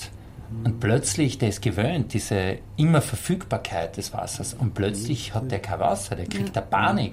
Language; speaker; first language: German; native; German